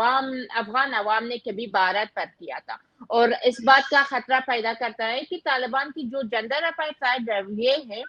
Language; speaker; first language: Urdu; non-native, fluent; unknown